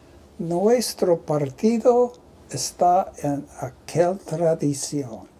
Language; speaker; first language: Spanish; non-native, learner; English